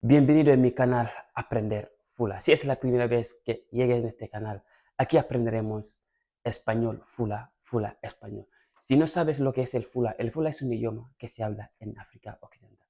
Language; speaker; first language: Spanish; non-native, fluent; Fula